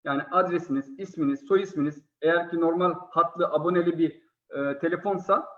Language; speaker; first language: Turkish; early bilingual, heritage; Turkish